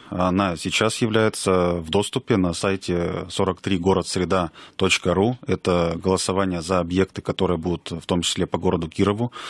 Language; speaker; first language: Russian; native; Russian